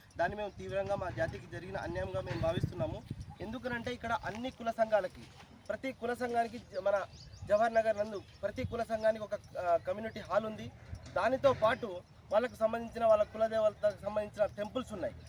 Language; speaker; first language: Telugu; non-native, local second language; Lambadi